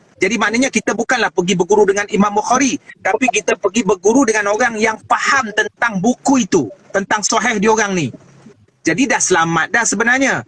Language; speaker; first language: Malay; native; Malay